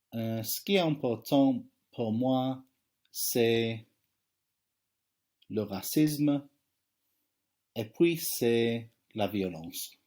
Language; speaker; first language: French; non-native, fluent; English